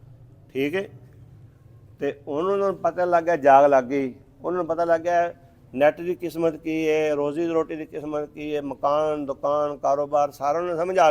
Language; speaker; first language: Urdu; non-native, local second language; Punjabi